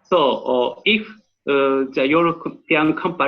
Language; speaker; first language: English; non-native, learner; Japanese